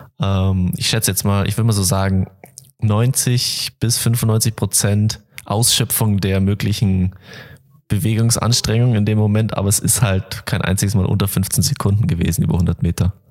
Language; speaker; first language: German; native; German